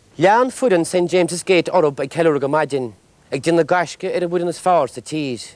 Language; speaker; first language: Irish; native; Irish